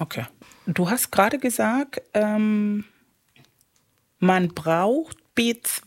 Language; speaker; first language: German; non-native, fluent; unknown